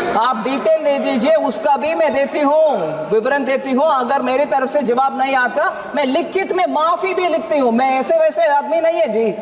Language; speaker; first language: Hindi; non-native, local second language; Tamil